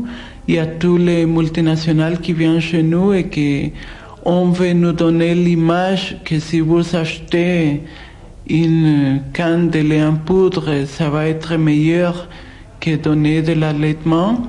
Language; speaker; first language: French; non-native, fluent; Spanish